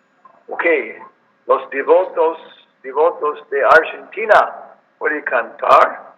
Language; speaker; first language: Spanish; non-native, learner; English